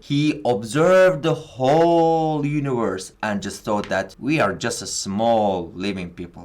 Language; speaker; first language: English; non-native, fluent; Turkish